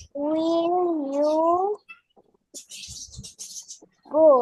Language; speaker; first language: English; non-native, learner; Bangla